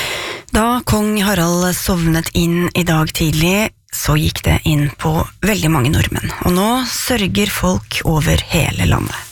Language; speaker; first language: Norwegian; native; Norwegian